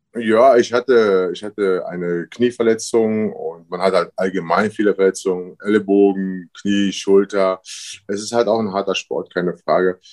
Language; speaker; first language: German; early bilingual, other home language; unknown